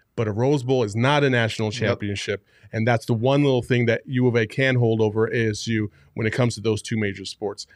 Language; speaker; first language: English; native; English